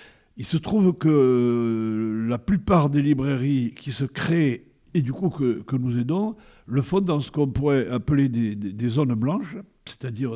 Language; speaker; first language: French; native; French